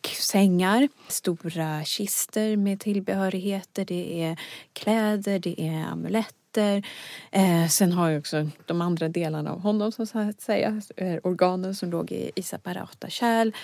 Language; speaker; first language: Swedish; native; Swedish